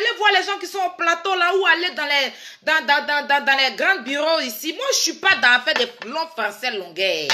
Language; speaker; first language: French; native; French